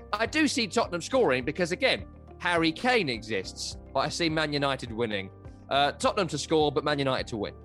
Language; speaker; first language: English; native; English